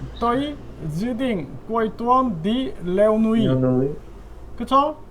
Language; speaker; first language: Vietnamese; non-native, learner; Korean